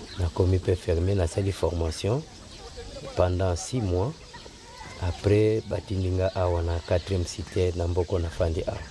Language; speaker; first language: Lingala; non-native, local second language; Kongo